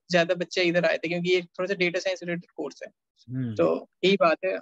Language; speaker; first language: Hindi; non-native, local second language; Bangla